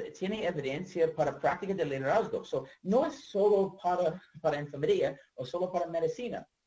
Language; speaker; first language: Spanish; non-native, learner; English